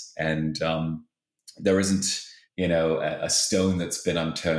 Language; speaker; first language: English; native; English